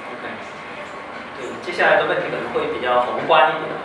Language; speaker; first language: Chinese; native; Chinese